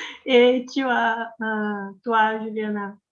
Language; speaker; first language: French; non-native, learner; Portuguese